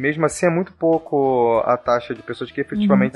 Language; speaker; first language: Portuguese; native; Portuguese